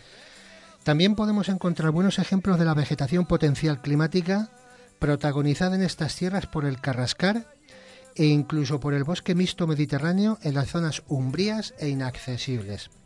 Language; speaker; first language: Spanish; native; Spanish